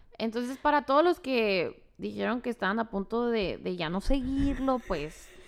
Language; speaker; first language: Spanish; native; Spanish